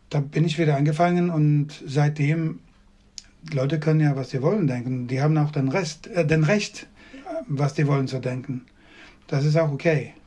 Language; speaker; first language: German; non-native, fluent; Swedish